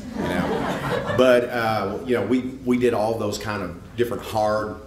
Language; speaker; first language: English; native; English